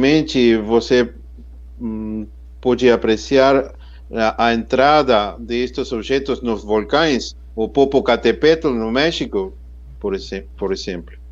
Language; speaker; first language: Portuguese; non-native, fluent; Spanish